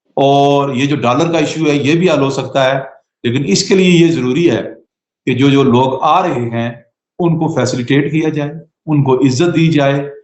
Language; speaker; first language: Urdu; non-native, local second language; Pahari-Potwari